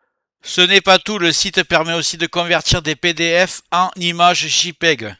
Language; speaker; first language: French; native; French